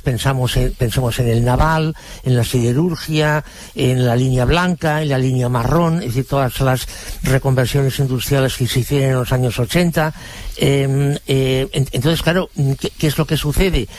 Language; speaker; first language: Spanish; native; Spanish